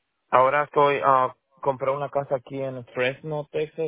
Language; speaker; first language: Spanish; native; Spanish